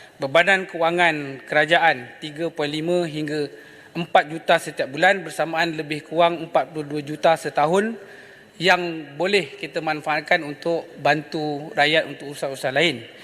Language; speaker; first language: Malay; native; Malay